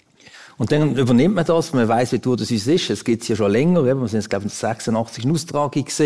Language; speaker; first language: German; native; German